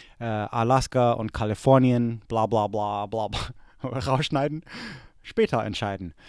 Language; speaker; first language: German; early bilingual, other home language; English